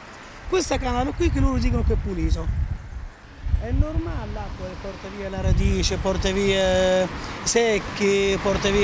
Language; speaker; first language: Italian; non-native, learner; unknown